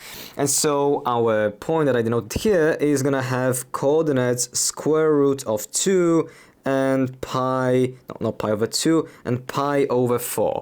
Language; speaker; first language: English; non-native, fluent; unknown